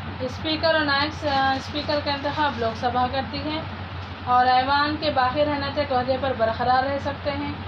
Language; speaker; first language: Urdu; native; Urdu